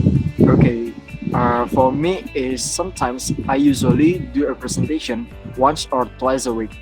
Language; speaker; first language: English; non-native, learner; Indonesian